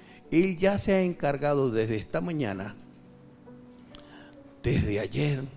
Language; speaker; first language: Spanish; native; Spanish